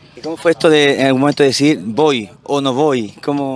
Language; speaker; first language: Spanish; native; Spanish